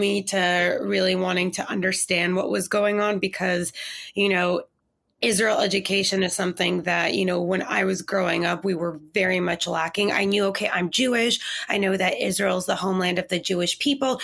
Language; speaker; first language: English; native; English